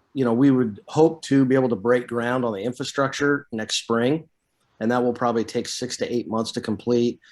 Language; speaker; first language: English; native; English